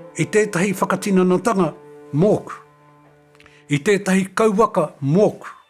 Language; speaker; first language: Māori; native; Māori